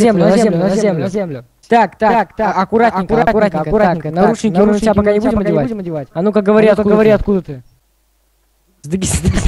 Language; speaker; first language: Russian; native; Russian